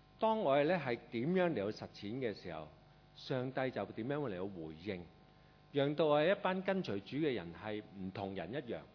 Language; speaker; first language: Chinese; non-native, local second language; Cantonese